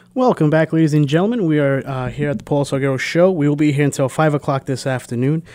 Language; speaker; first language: English; early bilingual, other home language; Portuguese